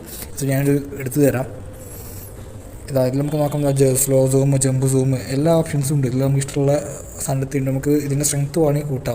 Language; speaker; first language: Malayalam; native; Malayalam